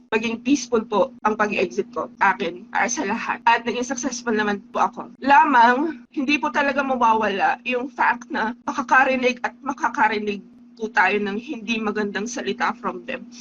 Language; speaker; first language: Filipino; native; Filipino